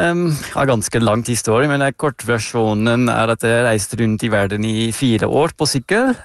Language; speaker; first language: Norwegian; non-native, fluent; Dutch